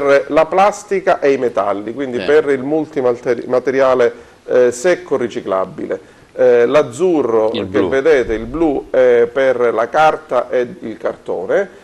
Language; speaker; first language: Italian; native; Italian